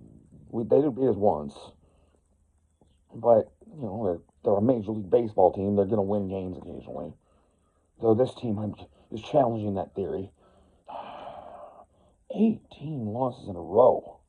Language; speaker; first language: English; native; English